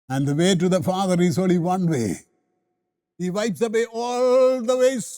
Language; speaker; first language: English; non-native, local second language; Malayalam